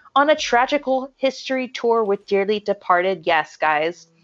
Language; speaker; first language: English; native; English